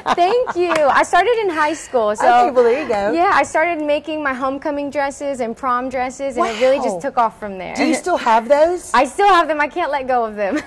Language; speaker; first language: English; native; English